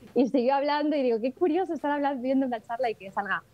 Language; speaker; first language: Spanish; native; Spanish